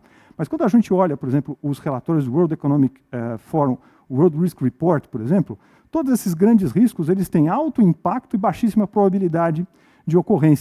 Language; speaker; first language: Portuguese; native; Portuguese